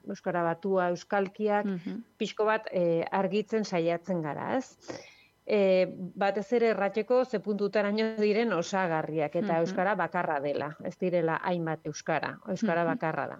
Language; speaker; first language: Basque; native; Basque